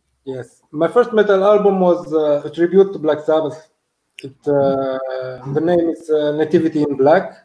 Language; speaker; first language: English; non-native, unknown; Arabic